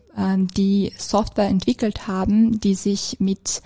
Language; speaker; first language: German; non-native, fluent; Serbian